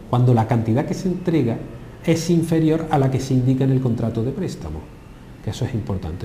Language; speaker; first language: Spanish; native; Spanish